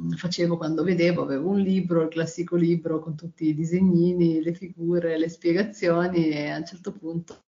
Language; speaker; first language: Italian; native; Italian